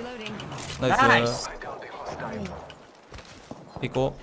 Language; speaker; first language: Japanese; non-native, learner; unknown